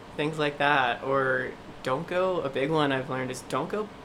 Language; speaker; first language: English; native; English